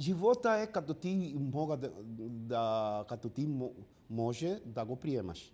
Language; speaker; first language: Bulgarian; non-native, learner; Spanish